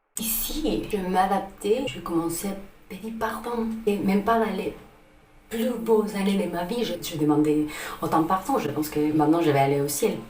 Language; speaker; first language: French; non-native, fluent; Spanish